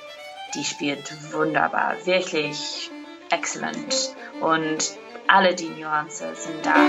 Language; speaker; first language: German; non-native, fluent; Irish